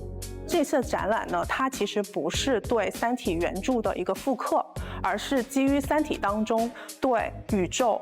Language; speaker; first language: Chinese; native; Chinese